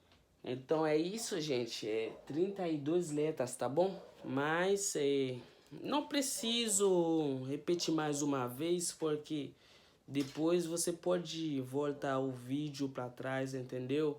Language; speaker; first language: Portuguese; non-native, fluent; Haitian Creole